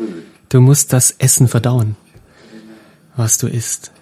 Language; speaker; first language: German; non-native, fluent; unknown